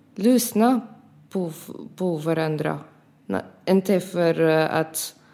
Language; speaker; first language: Swedish; non-native, learner; Arabic